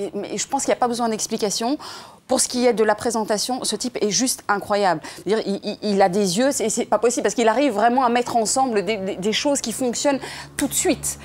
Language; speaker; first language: French; native; French